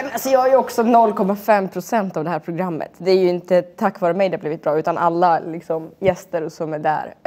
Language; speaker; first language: Swedish; early bilingual, other home language; Russian